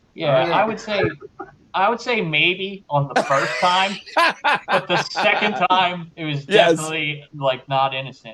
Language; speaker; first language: English; native; English